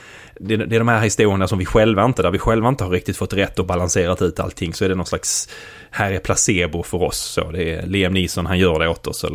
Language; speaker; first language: Swedish; native; Swedish